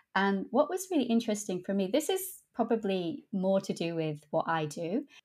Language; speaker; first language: English; native; English